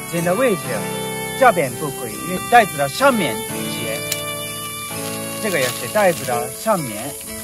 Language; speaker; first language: Chinese; non-native, fluent; Japanese